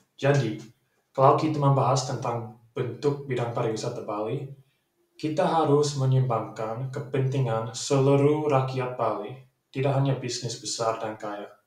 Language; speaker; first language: Indonesian; non-native, fluent; English